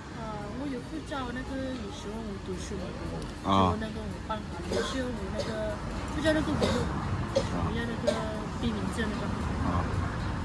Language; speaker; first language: Chinese; non-native, learner; Lao